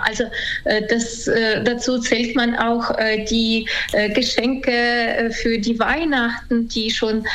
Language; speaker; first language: German; non-native, fluent; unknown